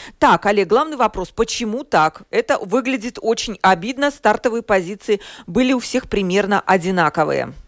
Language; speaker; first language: Russian; native; Russian